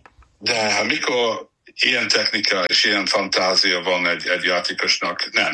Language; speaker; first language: Hungarian; non-native, learner; English